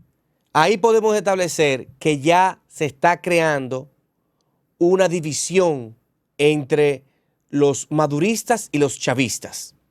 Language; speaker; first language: Spanish; native; Spanish